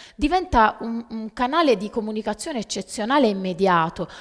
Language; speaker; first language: Italian; native; Italian